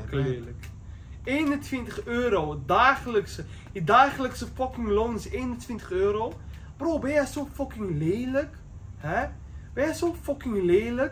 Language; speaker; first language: Dutch; early bilingual, other home language; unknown